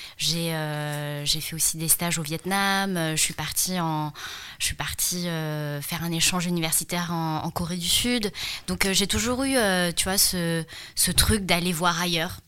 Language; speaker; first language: French; early bilingual, other home language; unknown